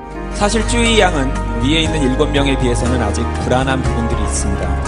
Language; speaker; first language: Korean; native; Korean